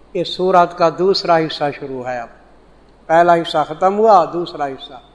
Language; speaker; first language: Urdu; non-native, local second language; Saraiki